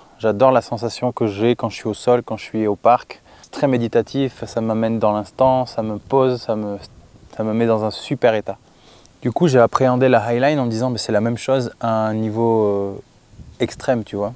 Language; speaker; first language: French; native; French